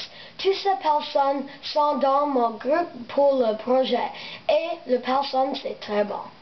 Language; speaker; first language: French; non-native, learner; English